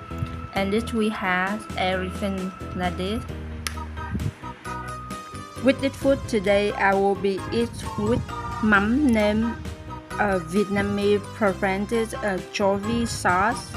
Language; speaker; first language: English; non-native, learner; Vietnamese